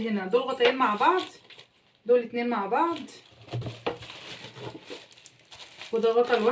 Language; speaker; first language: Arabic; native; Arabic